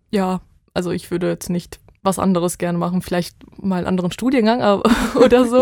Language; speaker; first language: German; non-native, fluent; Bosnian